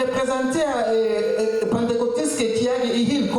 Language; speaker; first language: Danish; non-native, learner; French